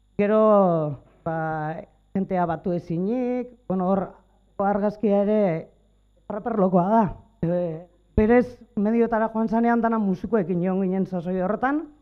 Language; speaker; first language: Basque; native; Basque